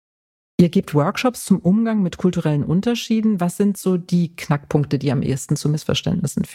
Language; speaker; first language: German; native; German